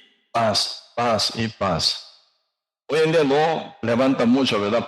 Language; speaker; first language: Spanish; non-native, learner; Korean